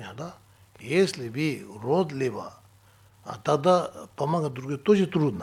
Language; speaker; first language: Russian; non-native, fluent; Tibetan